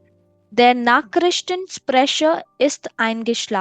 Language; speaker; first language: German; non-native, fluent; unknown